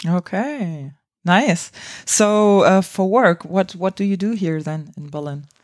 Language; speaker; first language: English; non-native, fluent; German